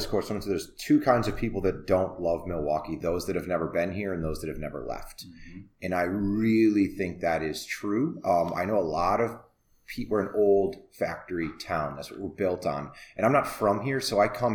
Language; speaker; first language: English; native; English